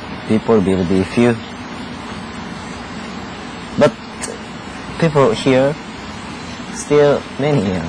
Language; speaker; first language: English; non-native, learner; Japanese